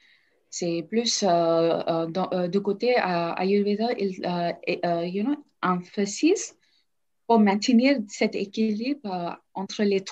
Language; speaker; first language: French; non-native, learner; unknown